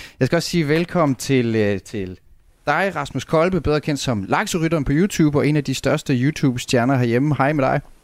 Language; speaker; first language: Danish; native; Danish